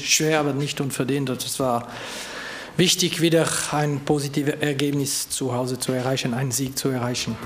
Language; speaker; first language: German; non-native, local second language; French